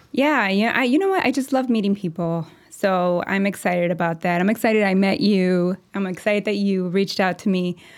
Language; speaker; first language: English; early bilingual, other home language; Spanish